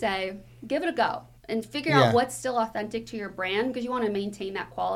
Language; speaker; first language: English; native; English